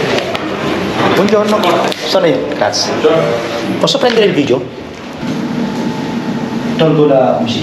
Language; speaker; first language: Italian; non-native, learner; Filipino